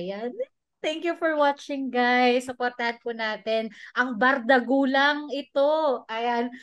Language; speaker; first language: Filipino; non-native, local second language; Hiligaynon